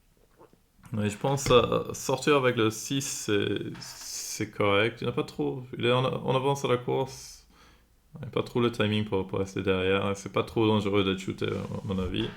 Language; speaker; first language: French; non-native, fluent; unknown